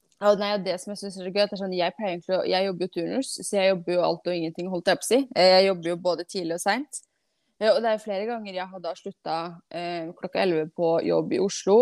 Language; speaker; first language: Norwegian; non-native, fluent; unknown